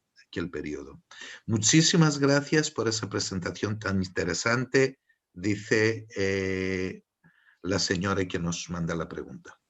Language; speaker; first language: Spanish; non-native, fluent; Greek